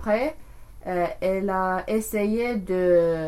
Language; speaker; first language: French; non-native, learner; English